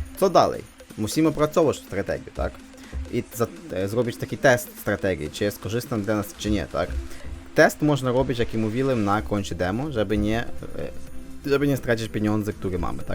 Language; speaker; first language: Polish; non-native, fluent; Ukrainian